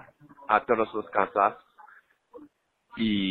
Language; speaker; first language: Spanish; non-native, learner; English